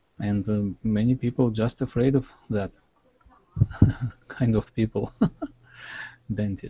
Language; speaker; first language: English; non-native, learner; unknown